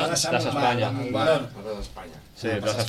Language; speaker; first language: Catalan; non-native, local second language; Spanish